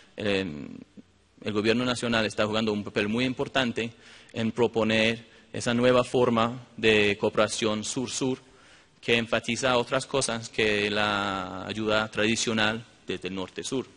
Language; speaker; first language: Spanish; non-native, fluent; English